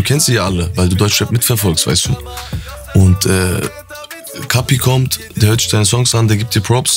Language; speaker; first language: German; early bilingual, other home language; Turkish